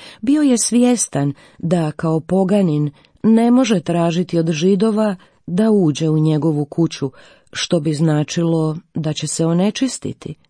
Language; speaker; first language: Croatian; native; Croatian